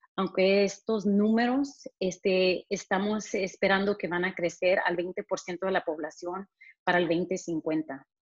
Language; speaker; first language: Spanish; early bilingual, heritage; Spanish